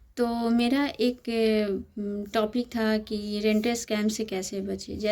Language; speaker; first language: Hindi; native; Hindi